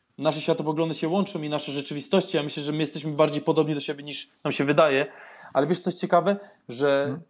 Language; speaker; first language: Polish; early bilingual, heritage; Polish